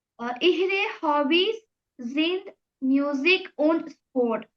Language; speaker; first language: German; non-native, learner; Urdu